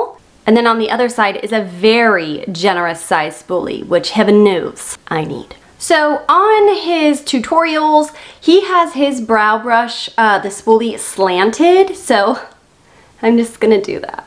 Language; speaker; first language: English; native; English